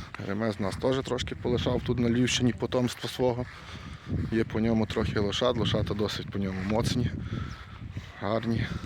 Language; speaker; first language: Ukrainian; native; Ukrainian